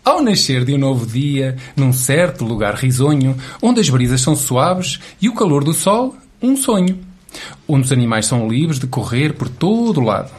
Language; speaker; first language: Portuguese; native; Portuguese